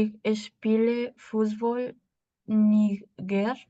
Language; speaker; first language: German; non-native, learner; Spanish